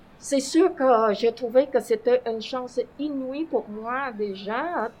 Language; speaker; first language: French; non-native, fluent; Vietnamese